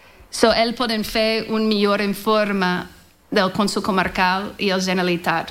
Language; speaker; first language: Catalan; non-native, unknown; English